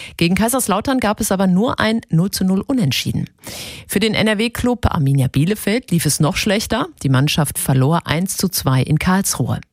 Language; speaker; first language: German; native; German